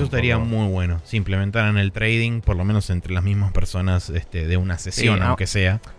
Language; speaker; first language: Spanish; native; Spanish